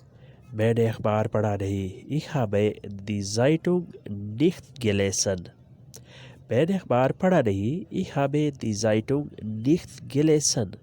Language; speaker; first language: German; non-native, learner; Urdu